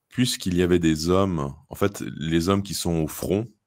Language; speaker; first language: French; native; French